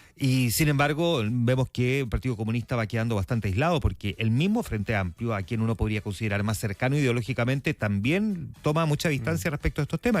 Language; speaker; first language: Spanish; native; Spanish